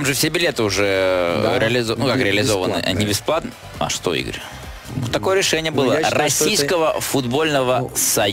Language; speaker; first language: Russian; native; Russian